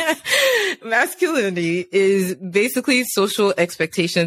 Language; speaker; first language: English; non-native, local second language; Yoruba